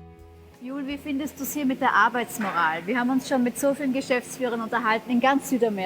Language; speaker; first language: German; native; German